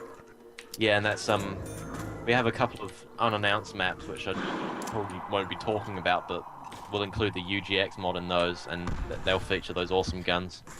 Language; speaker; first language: English; native; English